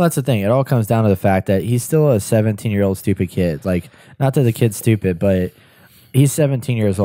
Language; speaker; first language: English; native; English